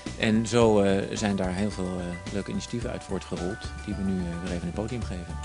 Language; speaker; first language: Dutch; native; Dutch